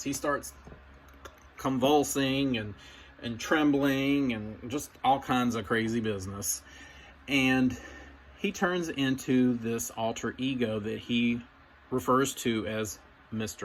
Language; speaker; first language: English; native; English